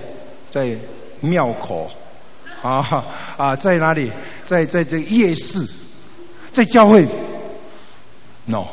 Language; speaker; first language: Chinese; native; Chinese